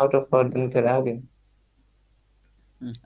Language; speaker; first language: German; non-native, learner; Bangla